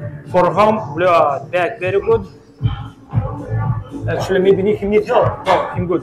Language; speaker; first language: English; non-native, learner; Lithuanian